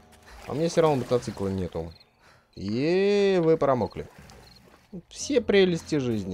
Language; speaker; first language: Russian; native; Russian